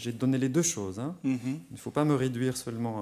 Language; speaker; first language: French; non-native, local second language; Arabic